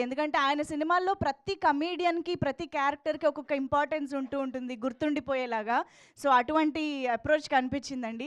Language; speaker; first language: Telugu; native; Telugu